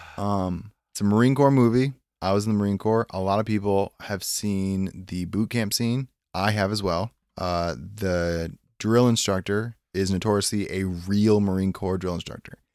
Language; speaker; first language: English; native; English